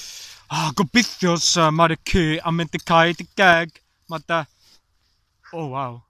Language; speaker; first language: Welsh; non-native, learner; English